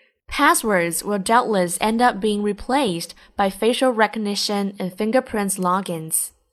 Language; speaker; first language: English; non-native, fluent; Chinese